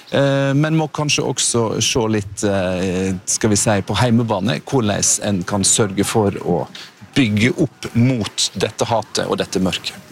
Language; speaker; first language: Norwegian; native; Norwegian